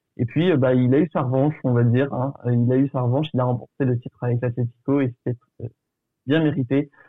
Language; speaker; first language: French; early bilingual, other home language; Portuguese